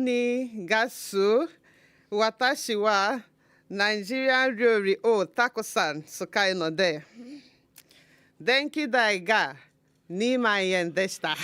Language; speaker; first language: Japanese; non-native, learner; Igbo